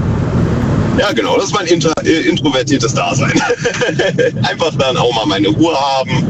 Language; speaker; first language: German; native; German